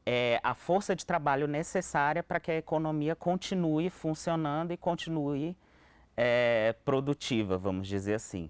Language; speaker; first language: Portuguese; native; Portuguese